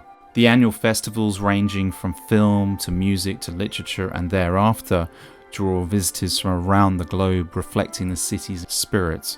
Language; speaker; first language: English; native; English